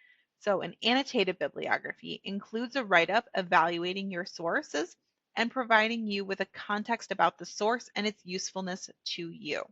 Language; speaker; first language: English; native; English